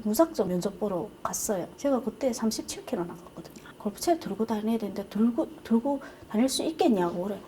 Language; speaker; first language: Korean; native; Korean